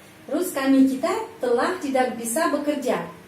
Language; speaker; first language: Indonesian; non-native, fluent; Russian